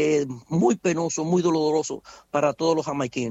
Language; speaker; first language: Spanish; native; Spanish